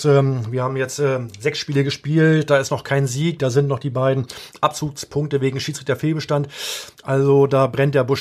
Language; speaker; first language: German; native; German